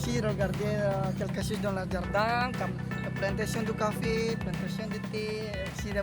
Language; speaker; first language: French; non-native, learner; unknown